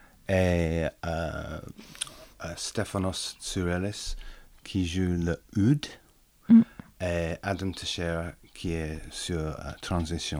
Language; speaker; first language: French; non-native, learner; English